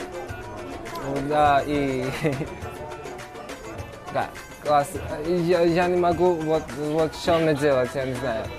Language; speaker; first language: Russian; non-native, fluent; Georgian